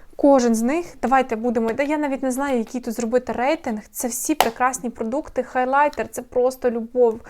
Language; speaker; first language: Ukrainian; non-native, local second language; Russian